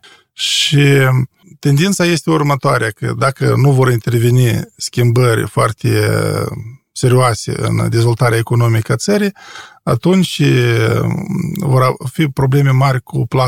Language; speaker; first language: Romanian; native; Romanian